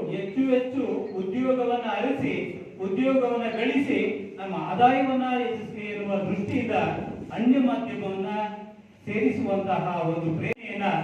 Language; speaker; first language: Kannada; native; Kannada